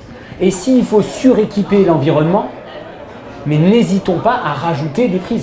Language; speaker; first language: French; native; French